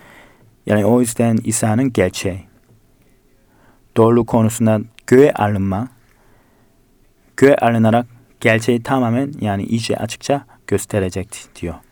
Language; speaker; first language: Turkish; non-native, fluent; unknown